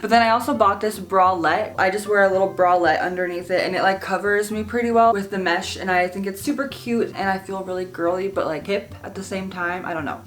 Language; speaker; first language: English; native; English